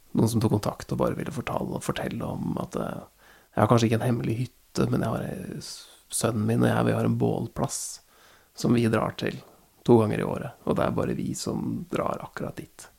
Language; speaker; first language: Norwegian; native; Norwegian